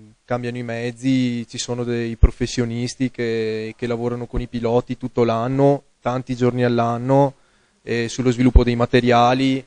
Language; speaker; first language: Italian; native; Italian